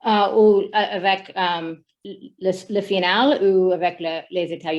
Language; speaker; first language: French; non-native, learner; English